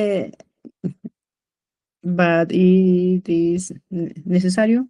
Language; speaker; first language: English; non-native, learner; Spanish